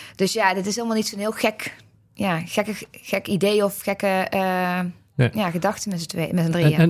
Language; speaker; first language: Dutch; native; Dutch